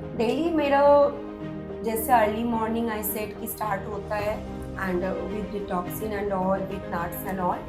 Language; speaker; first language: Hindi; non-native, local second language; Bangla